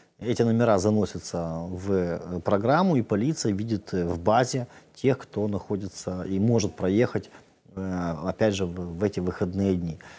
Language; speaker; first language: Russian; native; Russian